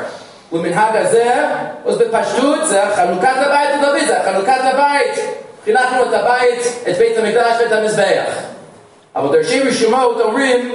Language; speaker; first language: Hebrew; non-native, fluent; English